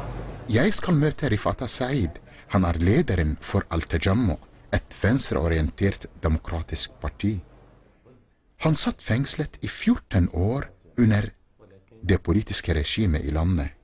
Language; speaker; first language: Norwegian; non-native, fluent; Arabic